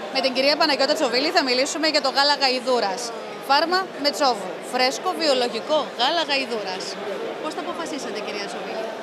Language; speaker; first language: Greek; native; Greek